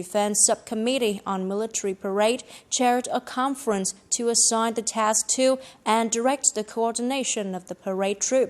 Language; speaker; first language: English; non-native, fluent; Vietnamese